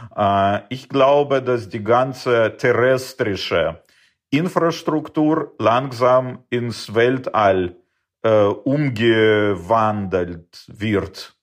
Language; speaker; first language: German; non-native, fluent; Russian